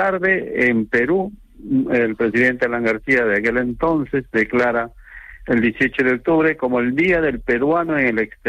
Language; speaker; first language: Spanish; native; Spanish